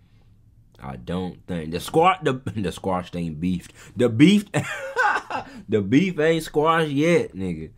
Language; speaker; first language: English; native; English